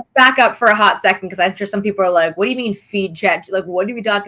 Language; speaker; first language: English; native; English